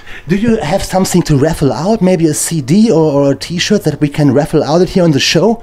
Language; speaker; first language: English; non-native, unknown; German